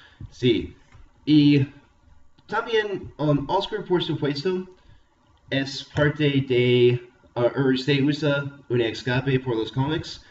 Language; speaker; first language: Spanish; non-native, fluent; English